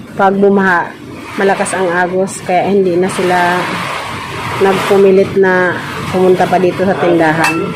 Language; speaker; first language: Filipino; non-native, local second language; Bikol